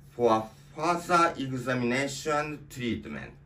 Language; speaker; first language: English; non-native, learner; Japanese